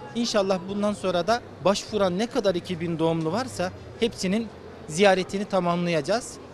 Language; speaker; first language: Turkish; native; Turkish